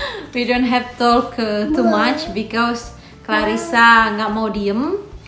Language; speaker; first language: English; non-native, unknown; Indonesian